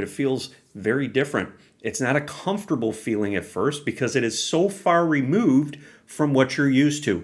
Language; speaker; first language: English; native; English